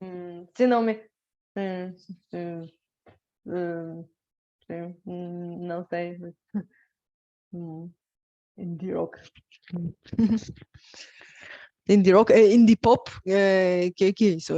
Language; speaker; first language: Portuguese; non-native, learner; Bulgarian